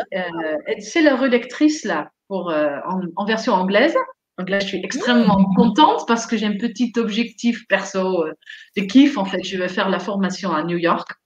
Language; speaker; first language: French; non-native, fluent; Dutch